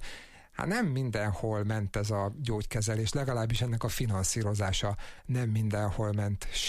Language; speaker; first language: Hungarian; native; Hungarian